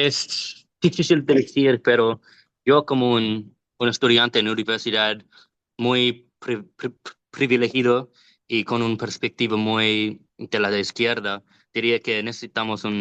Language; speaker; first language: Spanish; non-native, learner; English